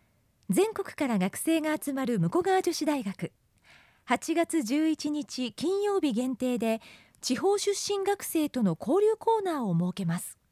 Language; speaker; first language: Japanese; native; Japanese